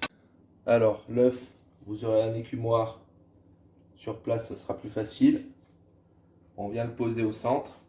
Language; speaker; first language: French; native; French